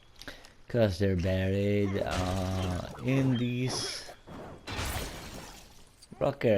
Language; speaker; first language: English; non-native, fluent; Swedish